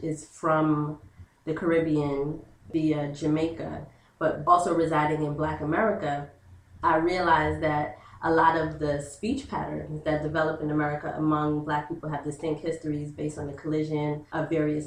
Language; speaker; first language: English; native; English